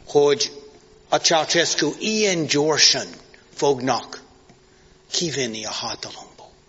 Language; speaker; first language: Hungarian; non-native, fluent; English